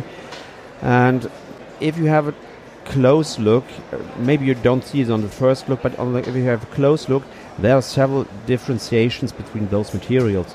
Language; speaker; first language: English; non-native, fluent; German